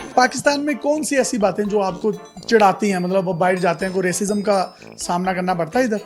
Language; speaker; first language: Urdu; native; Urdu